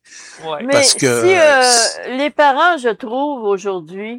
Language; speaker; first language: French; native; French